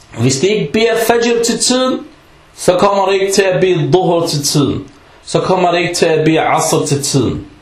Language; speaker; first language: Danish; non-native, fluent; Arabic